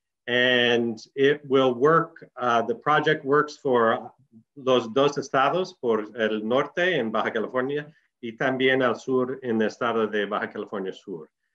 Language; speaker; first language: Spanish; non-native, learner; English